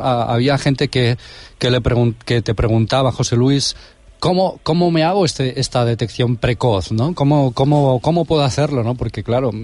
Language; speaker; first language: Spanish; non-native, local second language; Catalan